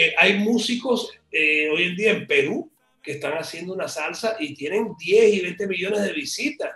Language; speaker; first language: Spanish; native; Spanish